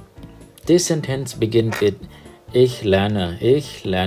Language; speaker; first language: German; non-native, fluent; Thai